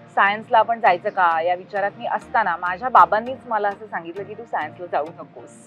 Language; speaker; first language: Marathi; native; Marathi